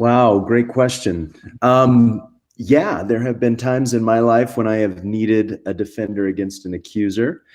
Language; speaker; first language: English; native; English